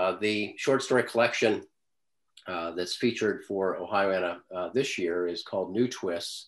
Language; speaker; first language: English; native; English